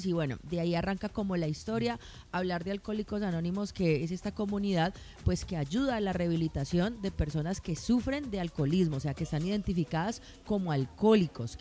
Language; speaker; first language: Spanish; native; Spanish